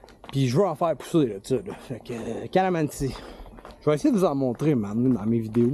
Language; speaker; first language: French; native; French